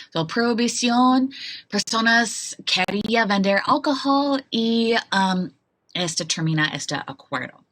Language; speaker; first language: Spanish; non-native, fluent; English